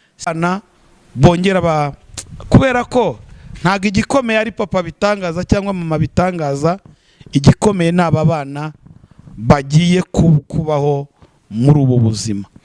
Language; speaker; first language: Kinyarwanda; native; Kinyarwanda